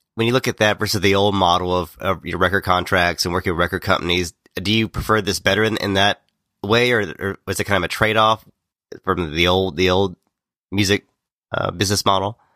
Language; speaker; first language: English; native; English